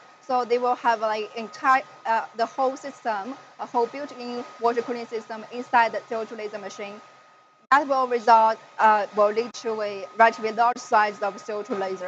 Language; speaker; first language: English; non-native, fluent; Chinese